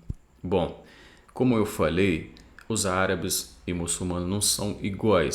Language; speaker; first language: Portuguese; non-native, fluent; Arabic